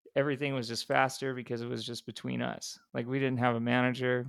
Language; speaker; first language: English; native; English